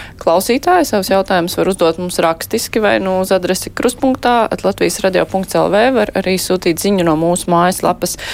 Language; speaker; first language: Latvian; native; Latvian